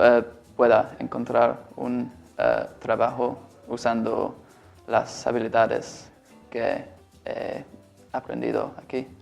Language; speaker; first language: Spanish; non-native, learner; English